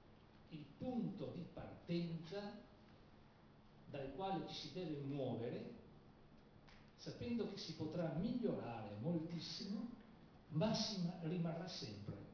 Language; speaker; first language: Italian; native; Italian